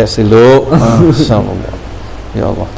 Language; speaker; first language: Indonesian; native; Indonesian